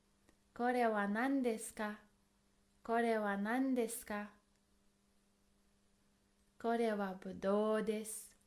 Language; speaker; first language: Japanese; non-native, fluent; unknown